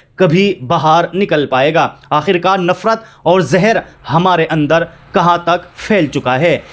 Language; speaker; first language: Hindi; native; Hindi